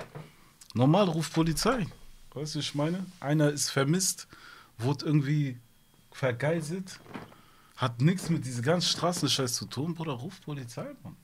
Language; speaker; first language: German; early bilingual, other home language; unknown